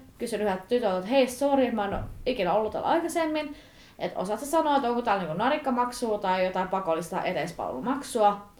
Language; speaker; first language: Finnish; native; Finnish